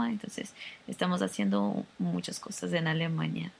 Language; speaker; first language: Spanish; non-native, local second language; Portuguese